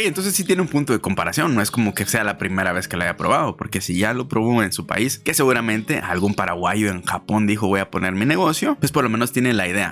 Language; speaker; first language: Spanish; native; Spanish